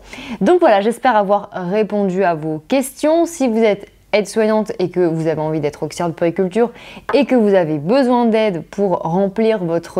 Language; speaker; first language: French; native; French